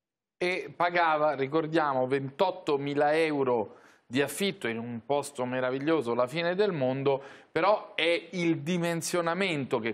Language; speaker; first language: Italian; native; Italian